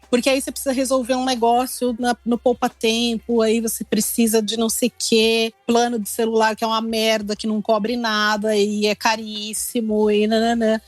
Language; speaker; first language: Portuguese; native; Portuguese